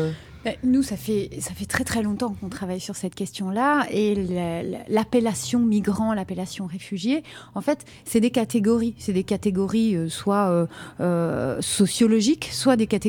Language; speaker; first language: French; native; French